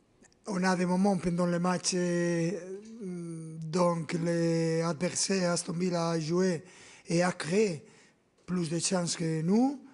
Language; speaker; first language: French; non-native, fluent; Spanish